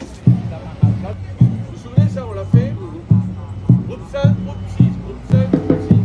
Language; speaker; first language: French; native; French